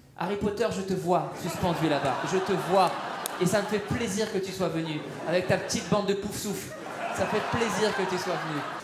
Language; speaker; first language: French; early bilingual, other home language; Persian